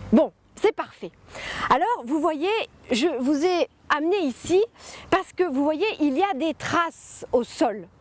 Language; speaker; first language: French; native; French